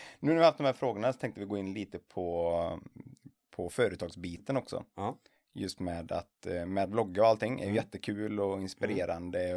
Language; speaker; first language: Swedish; native; Swedish